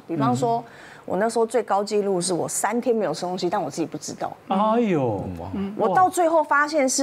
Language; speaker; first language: Chinese; native; Chinese